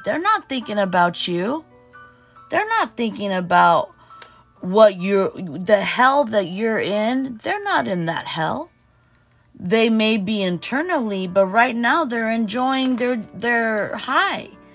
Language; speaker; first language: English; early bilingual, other home language; Portuguese